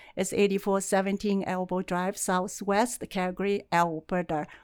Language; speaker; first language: English; non-native, fluent; Chinese